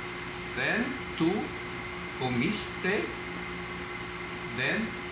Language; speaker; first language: Spanish; non-native, fluent; Filipino